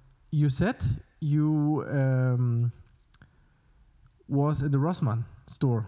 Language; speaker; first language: English; non-native, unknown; German